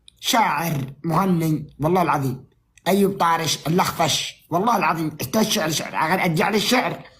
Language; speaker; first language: Arabic; native; Arabic